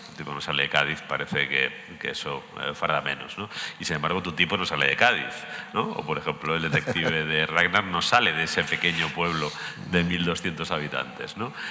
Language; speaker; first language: Spanish; native; Spanish